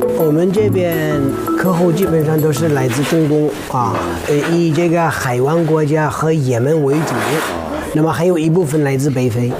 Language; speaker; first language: Chinese; non-native, fluent; Arabic